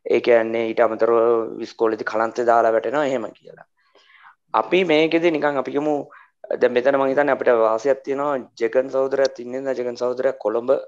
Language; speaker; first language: Sinhala; native; Sinhala